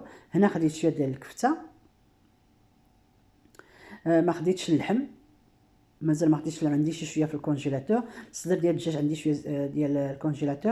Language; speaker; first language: Arabic; native; Arabic